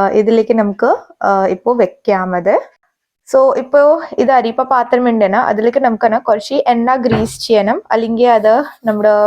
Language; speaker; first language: Malayalam; non-native, local second language; Hindi